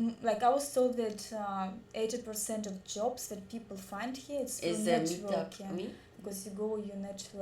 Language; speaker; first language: English; non-native, learner; Russian